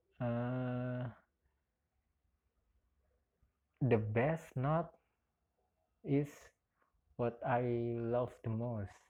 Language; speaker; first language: English; non-native, learner; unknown